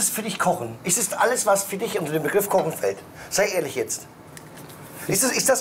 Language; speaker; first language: German; native; German